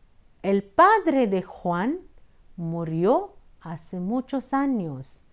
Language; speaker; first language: Spanish; non-native, fluent; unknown